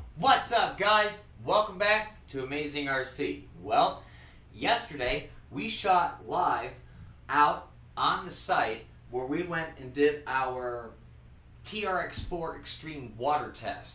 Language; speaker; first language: English; native; English